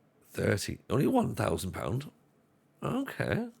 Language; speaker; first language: English; native; English